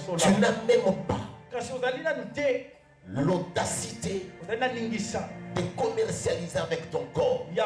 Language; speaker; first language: French; non-native, local second language; Lingala